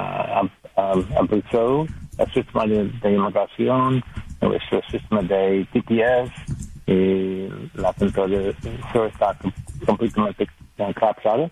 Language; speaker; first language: Spanish; non-native, learner; English